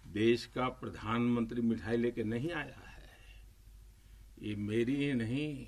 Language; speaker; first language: Hindi; non-native, local second language; Gujarati